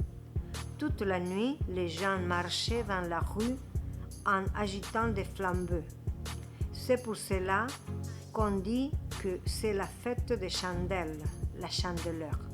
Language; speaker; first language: French; non-native, fluent; Spanish